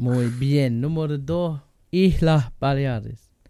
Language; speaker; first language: Spanish; non-native, fluent; German